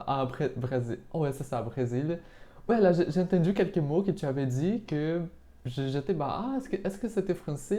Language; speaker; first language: French; non-native, fluent; Portuguese